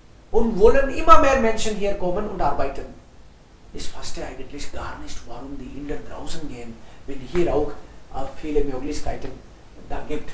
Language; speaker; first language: German; non-native, fluent; Hindi